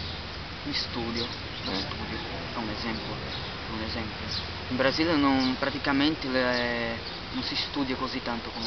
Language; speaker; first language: Italian; non-native, learner; Portuguese